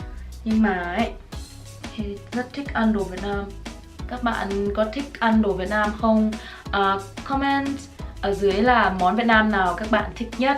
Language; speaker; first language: Vietnamese; early bilingual, heritage; Vietnamese